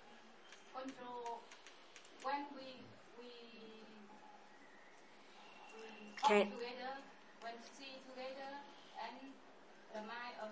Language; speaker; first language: English; non-native, learner; Vietnamese